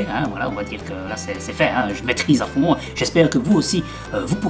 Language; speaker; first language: French; native; French